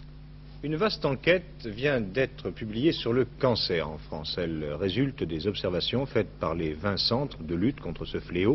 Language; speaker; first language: French; native; French